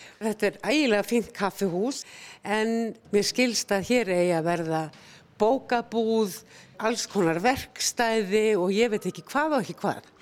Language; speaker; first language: Icelandic; native; Icelandic